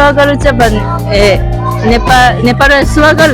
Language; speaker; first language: Nepali; non-native, learner; Japanese